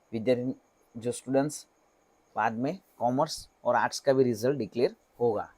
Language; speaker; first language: Hindi; non-native, local second language; Gujarati